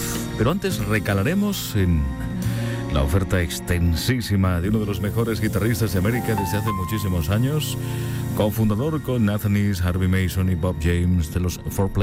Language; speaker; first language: Spanish; native; Spanish